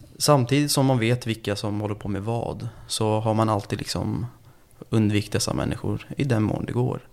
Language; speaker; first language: Swedish; early bilingual, other home language; Turkish